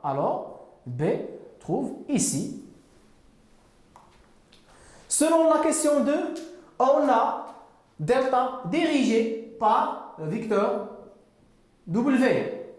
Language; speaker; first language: French; non-native, local second language; Arabic